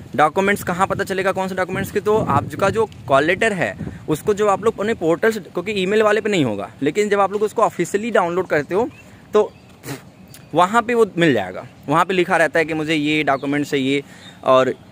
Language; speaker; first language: Hindi; native; Hindi